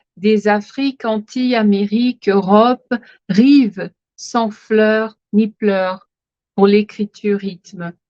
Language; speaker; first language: French; non-native, fluent; Portuguese